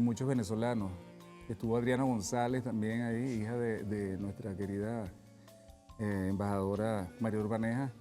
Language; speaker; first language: Spanish; native; Spanish